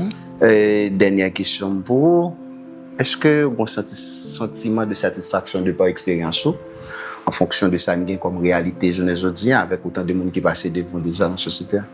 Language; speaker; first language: Haitian Creole; native; Haitian Creole